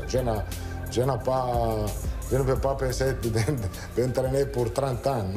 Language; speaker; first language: French; non-native, learner; Italian